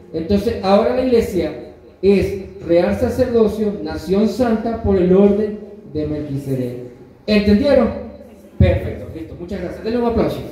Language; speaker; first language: Spanish; native; Spanish